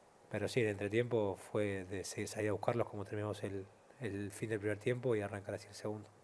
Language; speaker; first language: Spanish; native; Spanish